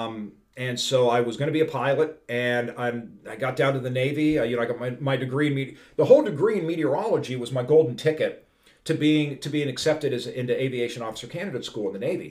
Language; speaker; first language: English; native; English